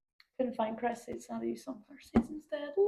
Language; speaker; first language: English; native; English